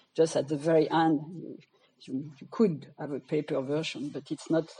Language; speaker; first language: English; non-native, fluent; French